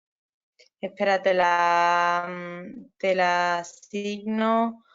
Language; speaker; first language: Spanish; native; Spanish